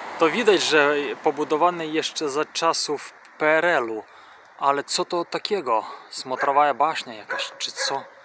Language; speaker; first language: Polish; non-native, fluent; Russian